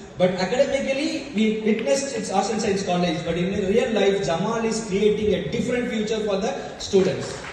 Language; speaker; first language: English; non-native, local second language; Tamil